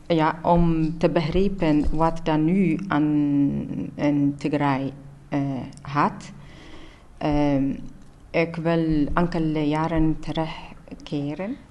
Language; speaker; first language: Dutch; non-native, learner; Tigrinya